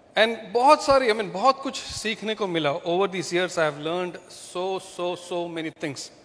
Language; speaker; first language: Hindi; non-native, local second language; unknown